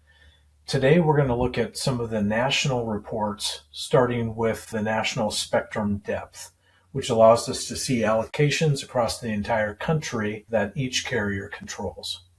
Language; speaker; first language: English; native; English